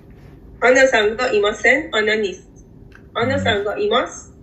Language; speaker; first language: Japanese; non-native, learner; Persian